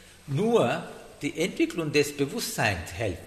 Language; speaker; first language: German; non-native, learner; Sinhala